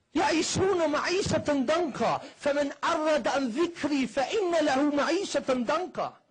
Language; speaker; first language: Arabic; non-native, fluent; German